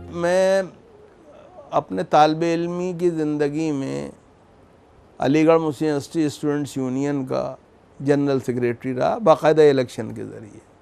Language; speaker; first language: Urdu; native; Urdu